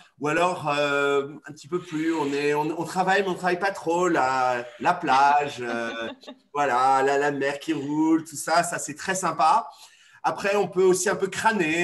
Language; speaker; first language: French; native; French